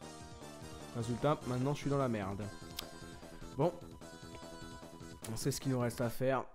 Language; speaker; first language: French; native; French